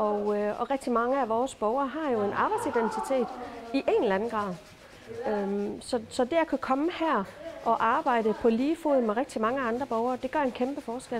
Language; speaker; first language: Danish; native; Danish